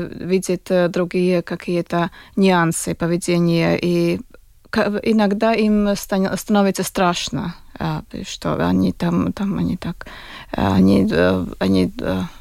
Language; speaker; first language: Russian; non-native, local second language; Latvian